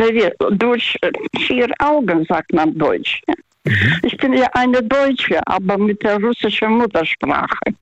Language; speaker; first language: German; non-native, fluent; Russian